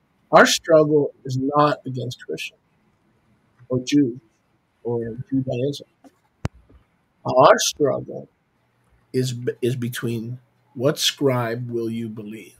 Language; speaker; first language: English; native; English